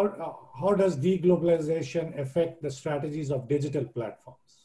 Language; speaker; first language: English; native; English